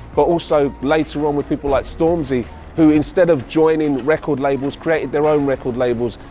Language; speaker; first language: English; native; English